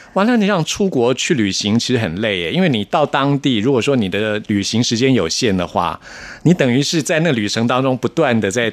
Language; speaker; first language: Chinese; native; Chinese